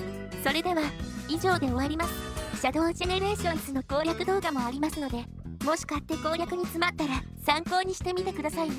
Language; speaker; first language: Japanese; native; Japanese